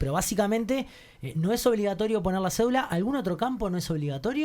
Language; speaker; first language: Spanish; native; Spanish